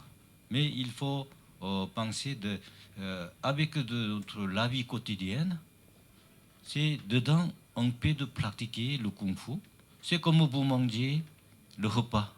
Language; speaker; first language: French; non-native, learner; Chinese